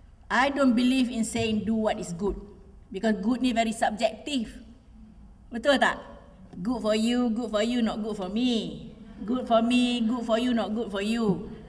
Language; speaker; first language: English; non-native, local second language; Malay